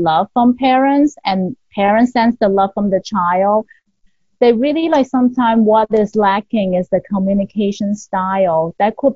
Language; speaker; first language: English; non-native, local second language; Cantonese